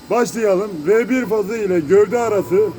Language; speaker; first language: Turkish; native; Turkish